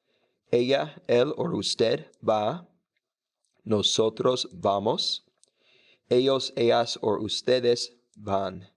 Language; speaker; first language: Spanish; non-native, fluent; English